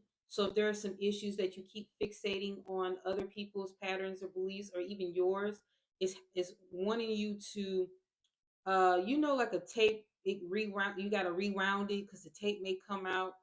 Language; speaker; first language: English; native; English